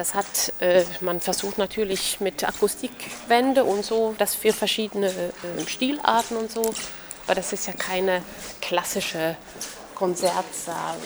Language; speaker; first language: German; non-native, fluent; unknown